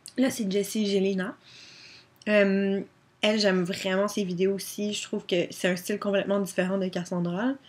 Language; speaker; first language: French; native; French